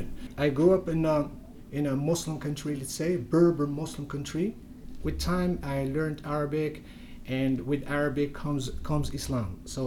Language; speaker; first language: English; non-native, fluent; Berber languages